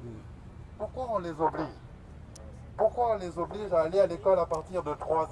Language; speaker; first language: French; native; French